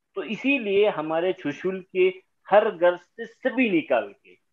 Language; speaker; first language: Hindi; native; Hindi